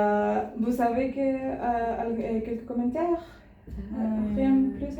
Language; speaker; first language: French; non-native, learner; Spanish